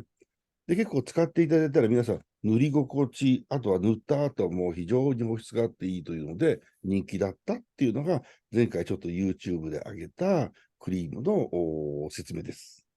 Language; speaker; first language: Japanese; native; Japanese